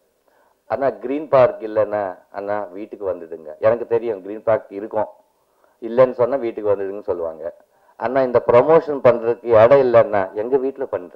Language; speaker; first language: Tamil; non-native, learner; Telugu